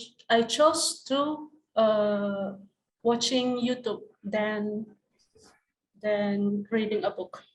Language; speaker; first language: English; non-native, learner; Indonesian